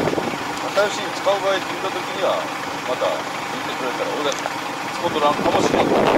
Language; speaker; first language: Japanese; native; Japanese